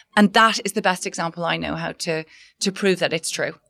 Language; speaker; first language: English; native; English